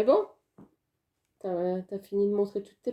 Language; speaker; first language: French; native; French